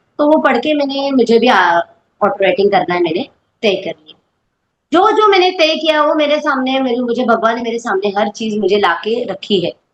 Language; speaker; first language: Hindi; non-native, local second language; Marathi